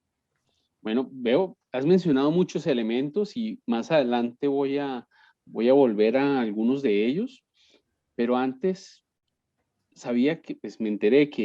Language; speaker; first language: Spanish; native; Spanish